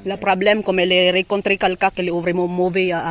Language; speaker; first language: French; non-native, learner; Iloko